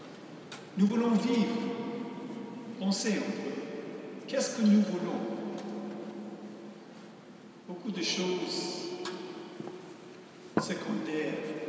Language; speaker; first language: French; non-native, fluent; English